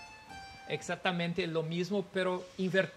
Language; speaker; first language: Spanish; non-native, learner; Portuguese